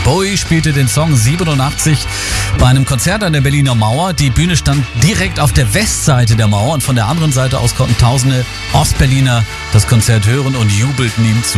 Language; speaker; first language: German; native; German